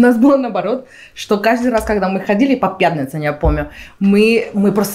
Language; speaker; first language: Russian; non-native, fluent; Spanish